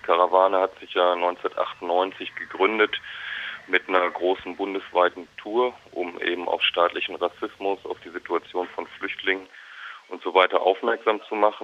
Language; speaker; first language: German; native; German